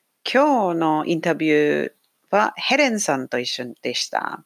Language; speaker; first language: Japanese; non-native, fluent; English